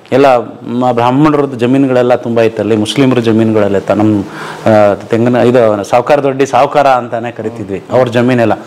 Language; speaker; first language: Kannada; non-native, local second language; Lambadi